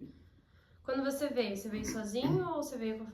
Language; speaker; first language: Portuguese; native; Portuguese